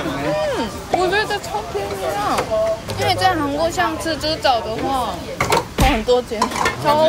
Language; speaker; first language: Chinese; non-native, learner; Korean